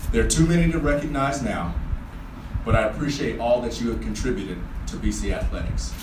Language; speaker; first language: English; native; English